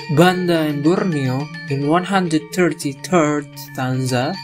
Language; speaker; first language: English; non-native, fluent; Indonesian